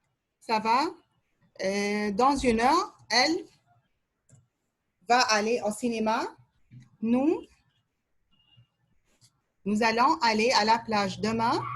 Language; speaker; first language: French; non-native, fluent; Arabic